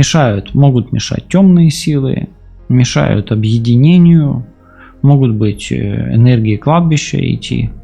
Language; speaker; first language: Russian; native; Russian